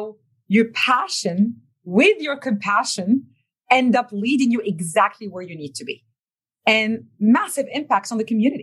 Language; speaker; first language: English; non-native, fluent; Arabic